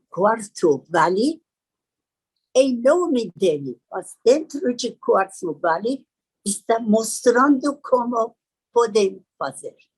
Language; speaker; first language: Portuguese; non-native, learner; Persian